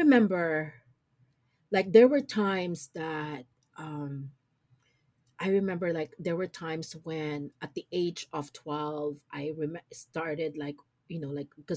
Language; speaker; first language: English; non-native, local second language; Filipino